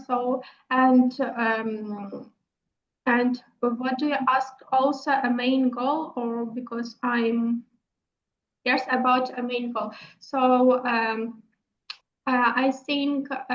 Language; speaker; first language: English; non-native, learner; Ukrainian